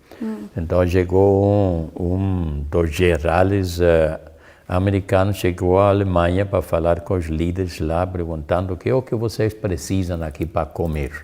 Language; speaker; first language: Portuguese; non-native, fluent; German